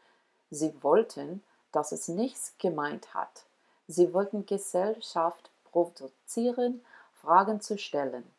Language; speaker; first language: German; non-native, learner; English